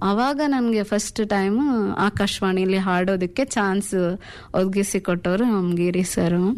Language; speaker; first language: Kannada; non-native, local second language; Urdu